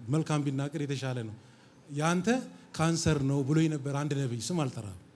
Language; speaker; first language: Amharic; native; Amharic